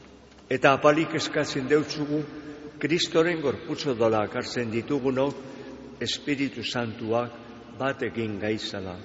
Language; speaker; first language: Basque; native; Basque